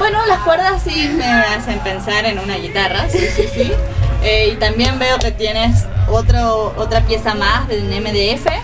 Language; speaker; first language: Spanish; native; Spanish